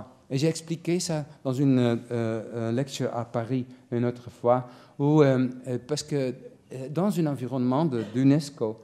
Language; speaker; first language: French; non-native, fluent; Dutch